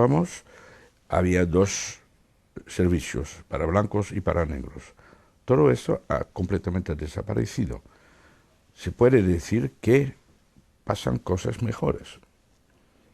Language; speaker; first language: Spanish; non-native, fluent; Dutch